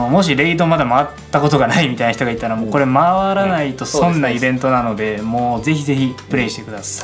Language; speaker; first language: Japanese; native; Japanese